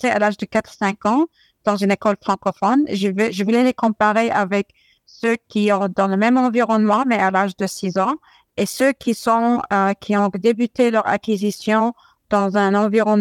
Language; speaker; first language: French; non-native, fluent; Arabic